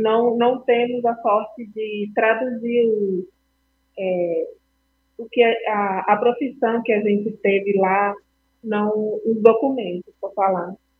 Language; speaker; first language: Portuguese; non-native, fluent; Spanish